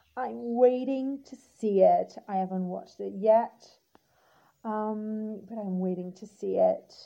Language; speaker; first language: English; non-native, fluent; Portuguese